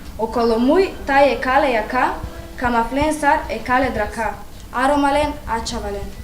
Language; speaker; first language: Macedonian; non-native, local second language; Romany